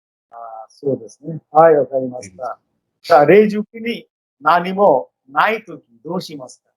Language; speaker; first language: Japanese; non-native, fluent; Bangla